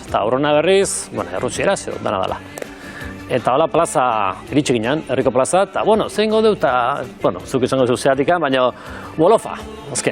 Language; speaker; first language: Basque; native; Basque